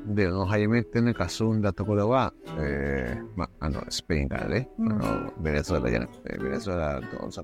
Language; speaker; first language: Japanese; non-native, learner; Spanish